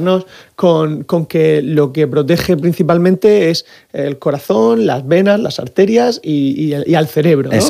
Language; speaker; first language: Spanish; native; Spanish